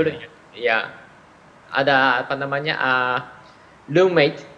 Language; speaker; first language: Indonesian; non-native, fluent; Japanese